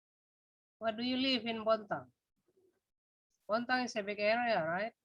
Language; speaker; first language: English; non-native, fluent; Indonesian